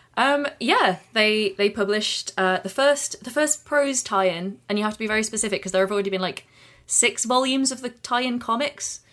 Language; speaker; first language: English; native; English